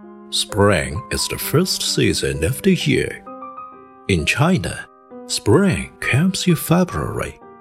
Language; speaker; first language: English; non-native, fluent; Chinese